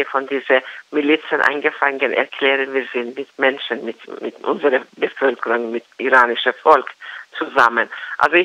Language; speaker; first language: German; non-native, learner; Persian